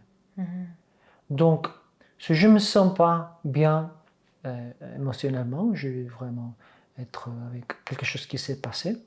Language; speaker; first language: French; non-native, fluent; Catalan